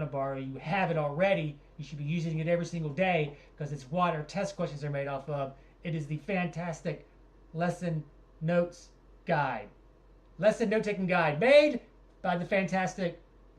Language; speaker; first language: English; native; English